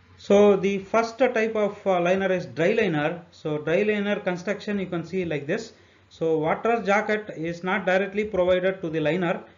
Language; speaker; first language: English; non-native, local second language; Telugu